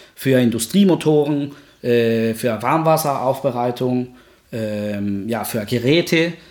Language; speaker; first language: German; non-native, fluent; Spanish